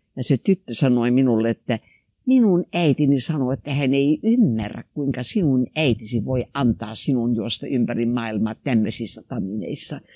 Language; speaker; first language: Finnish; non-native, local second language; Swedish